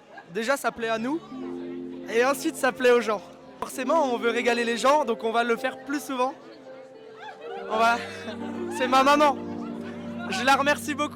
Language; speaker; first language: French; native; French